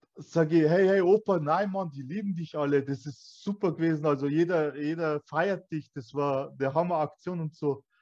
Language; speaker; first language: German; early bilingual, other home language; Turkish